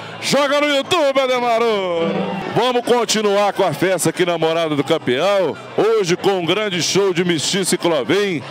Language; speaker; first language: Portuguese; native; Portuguese